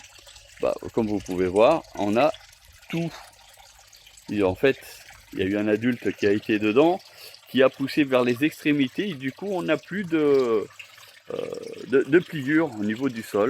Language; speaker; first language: French; native; French